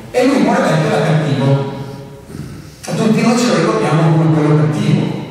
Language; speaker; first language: Italian; non-native, local second language; Venetian